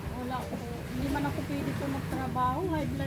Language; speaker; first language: Filipino; non-native, local second language; Bikol